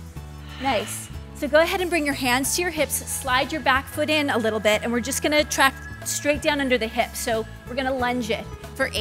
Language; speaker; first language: English; native; English